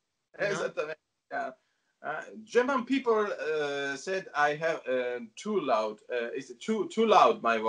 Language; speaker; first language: English; non-native, learner; Italian